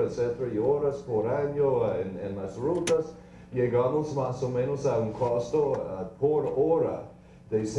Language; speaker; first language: Spanish; non-native, fluent; English